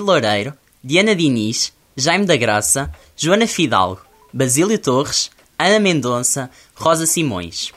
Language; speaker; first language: Portuguese; native; Portuguese